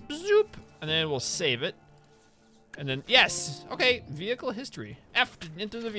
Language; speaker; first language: English; native; English